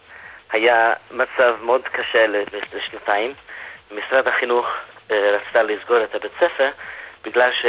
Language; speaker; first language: Hebrew; non-native, fluent; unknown